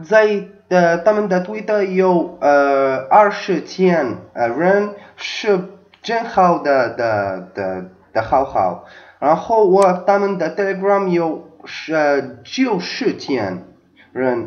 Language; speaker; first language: Chinese; non-native, learner; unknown